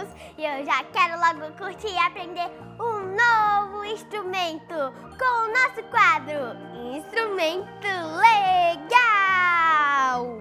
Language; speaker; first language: Portuguese; native; Portuguese